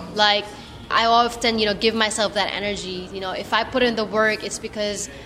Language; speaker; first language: English; non-native, local second language; Filipino